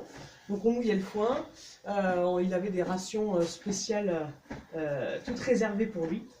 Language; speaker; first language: French; native; French